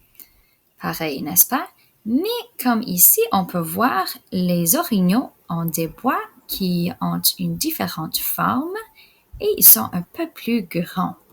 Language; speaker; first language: French; non-native, local second language; English